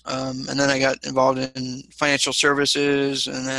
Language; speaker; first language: English; native; English